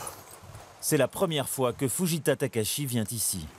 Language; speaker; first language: French; native; French